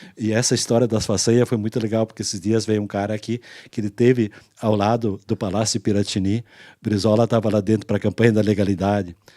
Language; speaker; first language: Portuguese; non-native, local second language; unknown